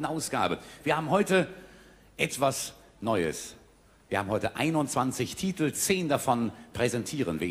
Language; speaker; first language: German; native; German